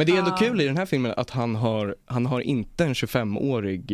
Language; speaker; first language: Swedish; native; Swedish